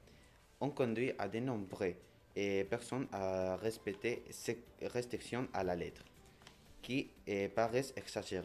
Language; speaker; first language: French; non-native, learner; Spanish